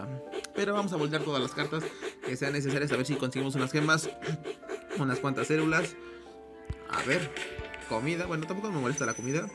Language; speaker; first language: Spanish; native; Spanish